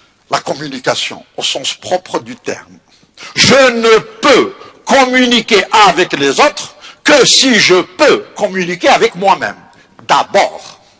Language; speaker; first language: French; non-native, local second language; Kabyle